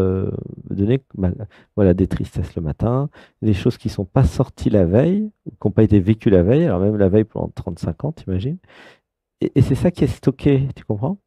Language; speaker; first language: French; native; French